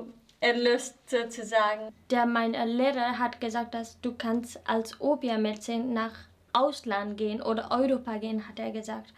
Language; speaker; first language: German; non-native, fluent; Nepali